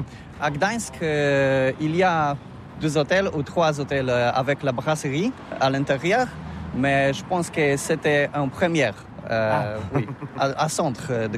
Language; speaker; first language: French; non-native, learner; Polish